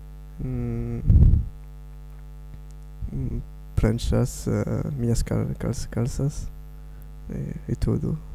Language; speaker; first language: Portuguese; non-native, learner; French